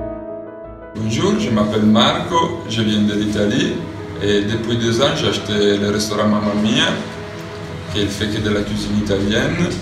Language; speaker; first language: French; non-native, fluent; Italian